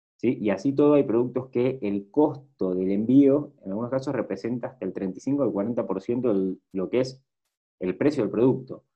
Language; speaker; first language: Spanish; native; Spanish